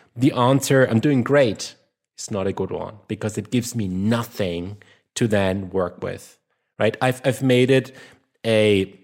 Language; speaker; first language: English; non-native, fluent; German